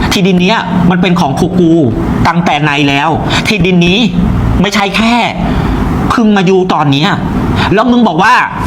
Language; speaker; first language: Thai; non-native, fluent; Khmer